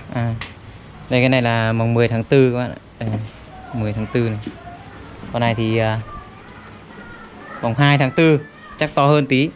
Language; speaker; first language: Vietnamese; native; Vietnamese